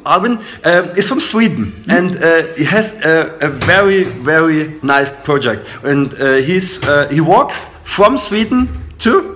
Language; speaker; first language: English; non-native, learner; German